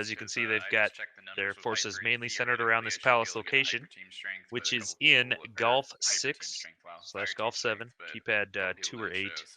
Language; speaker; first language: English; native; English